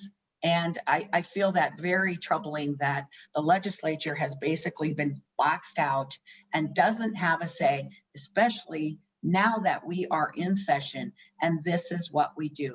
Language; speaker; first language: English; native; English